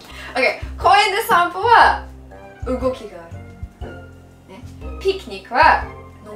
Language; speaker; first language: Japanese; non-native, fluent; English